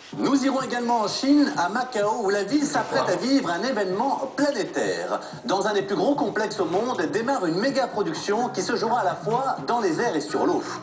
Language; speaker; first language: French; native; French